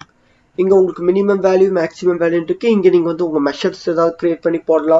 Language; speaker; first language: Tamil; native; Tamil